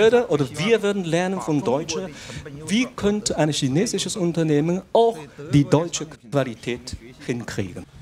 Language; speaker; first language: German; non-native, learner; Chinese